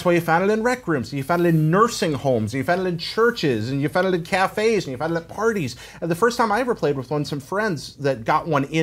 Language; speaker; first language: English; native; English